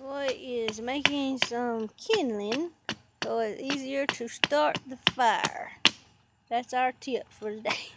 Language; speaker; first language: English; native; English